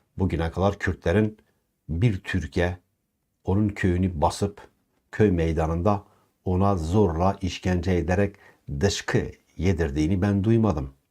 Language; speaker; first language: Turkish; non-native, local second language; Kurdish